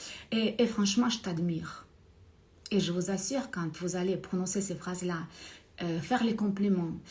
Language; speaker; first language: French; non-native, fluent; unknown